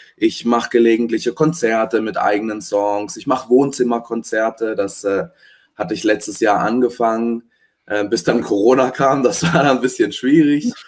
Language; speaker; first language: German; early bilingual, other home language; Italian